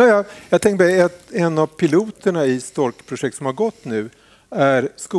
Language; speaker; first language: Swedish; native; Swedish